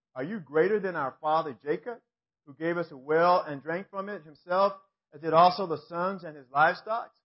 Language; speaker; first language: English; native; English